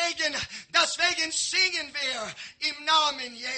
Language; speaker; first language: German; non-native, learner; English